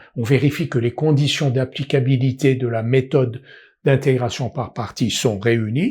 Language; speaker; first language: French; native; French